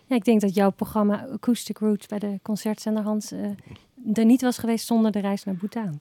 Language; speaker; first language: Dutch; native; Dutch